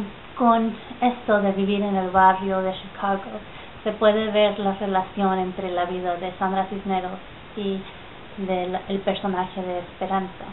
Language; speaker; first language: Spanish; early bilingual, heritage; Spanish